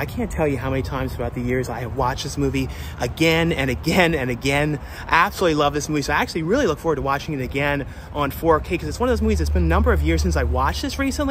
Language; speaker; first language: English; native; English